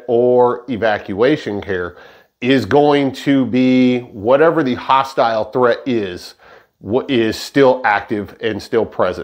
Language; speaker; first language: English; native; English